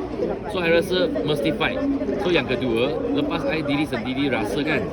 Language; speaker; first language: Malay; non-native, local second language; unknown